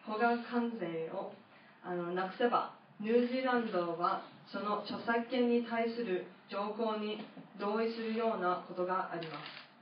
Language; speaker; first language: Japanese; non-native, fluent; English